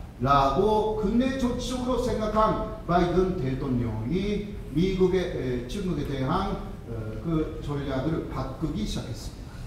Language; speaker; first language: Korean; non-native, fluent; Japanese